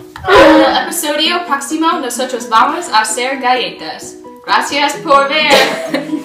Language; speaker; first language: Spanish; non-native, learner; English